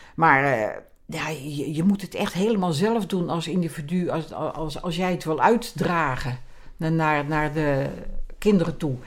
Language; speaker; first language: Dutch; native; Dutch